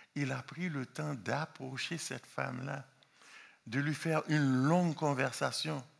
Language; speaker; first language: French; non-native, local second language; Haitian Creole